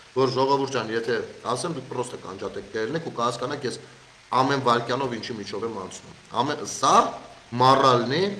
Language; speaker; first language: Armenian; native; Armenian